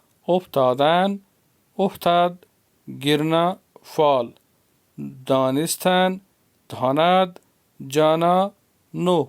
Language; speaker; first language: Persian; non-native, fluent; Urdu